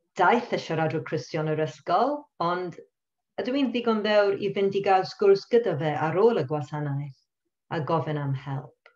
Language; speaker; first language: Welsh; non-native, local second language; English